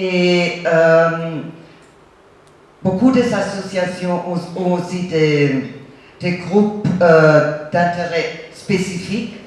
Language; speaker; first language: French; non-native, fluent; German